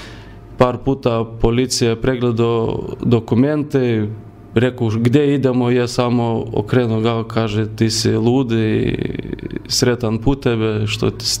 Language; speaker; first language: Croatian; non-native, learner; Lithuanian